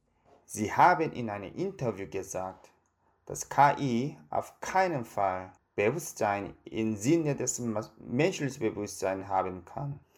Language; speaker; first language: German; non-native, fluent; Korean